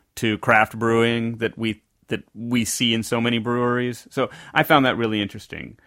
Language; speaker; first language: English; native; English